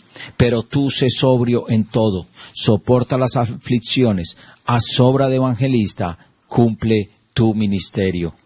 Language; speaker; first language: Spanish; native; Spanish